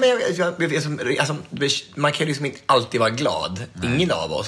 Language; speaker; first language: Swedish; native; Swedish